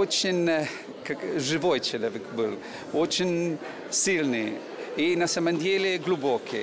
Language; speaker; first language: Russian; non-native, learner; Italian